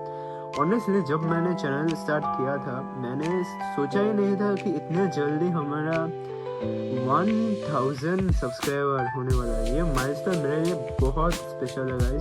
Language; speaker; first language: Hindi; non-native, local second language; Bangla